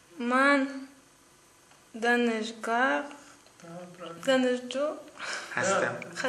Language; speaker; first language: Persian; non-native, learner; Russian